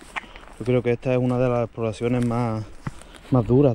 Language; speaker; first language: Spanish; native; Spanish